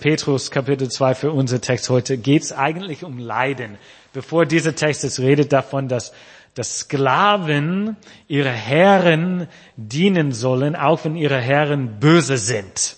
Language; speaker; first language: German; non-native, fluent; English